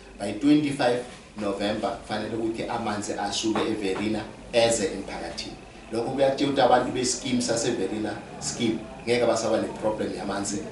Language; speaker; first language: Zulu; non-native, local second language; Northern Sotho